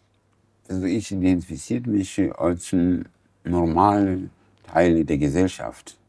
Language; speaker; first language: German; non-native, learner; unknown